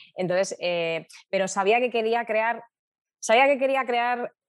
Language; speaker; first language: Spanish; native; Spanish